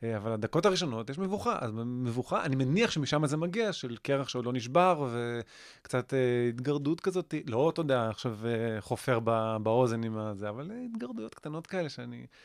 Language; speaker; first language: Hebrew; native; Hebrew